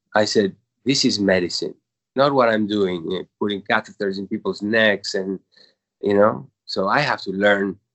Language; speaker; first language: English; non-native, fluent; Spanish